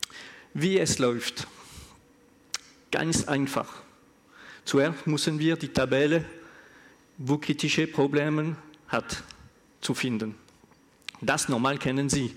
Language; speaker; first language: German; non-native, learner; French